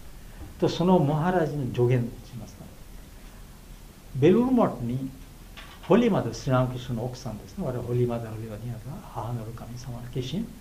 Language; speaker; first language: Japanese; non-native, fluent; Bangla